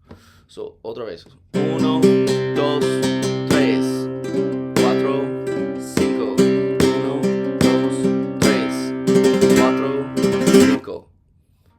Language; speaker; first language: Spanish; non-native, learner; English